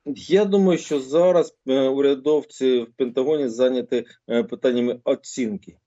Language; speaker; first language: Ukrainian; native; Ukrainian